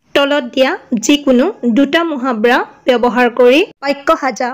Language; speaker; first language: Hindi; non-native, local second language; Assamese